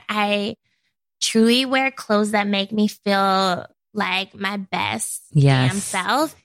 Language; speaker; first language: English; native; English